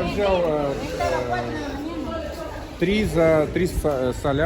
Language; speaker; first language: Russian; native; Russian